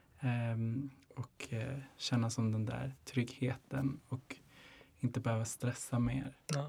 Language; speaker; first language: Swedish; non-native, local second language; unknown